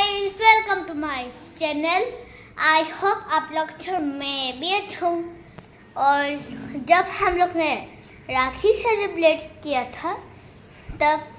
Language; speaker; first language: Hindi; non-native, local second language; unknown